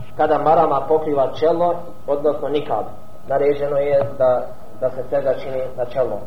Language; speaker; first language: Bosnian; non-native, fluent; Arabic